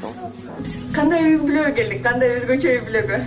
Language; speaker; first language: Kyrgyz; non-native, fluent; English